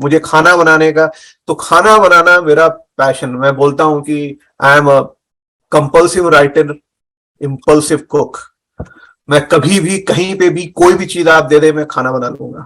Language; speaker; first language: Hindi; native; Hindi